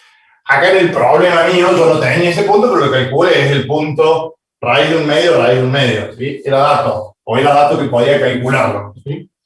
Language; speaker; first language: Spanish; native; Spanish